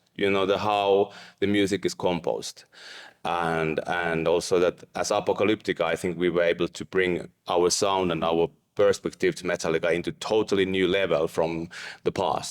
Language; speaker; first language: English; non-native, fluent; Finnish